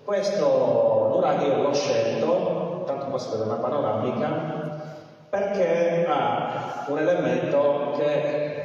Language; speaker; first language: Italian; native; Italian